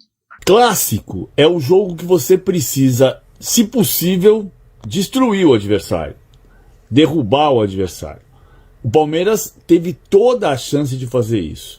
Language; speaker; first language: Portuguese; native; Portuguese